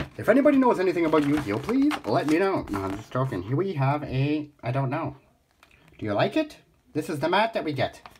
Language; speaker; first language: English; native; English